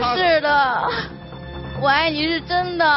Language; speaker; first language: Chinese; native; Chinese